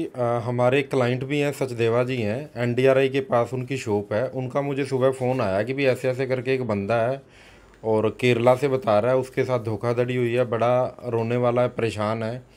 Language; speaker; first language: Hindi; native; Hindi